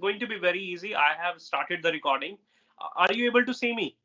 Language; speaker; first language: English; non-native, local second language; Hindi